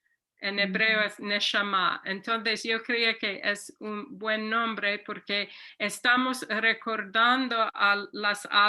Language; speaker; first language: Spanish; non-native, fluent; English